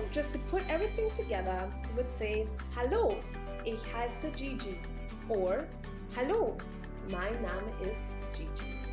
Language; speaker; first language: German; non-native, fluent; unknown